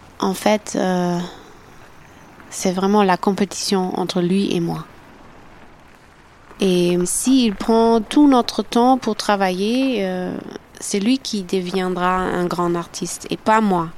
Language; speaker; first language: French; non-native, fluent; German